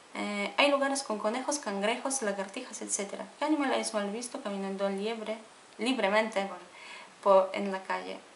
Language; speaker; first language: Spanish; non-native, fluent; Polish